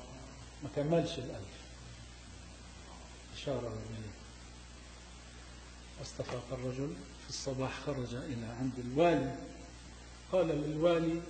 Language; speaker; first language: Arabic; native; Arabic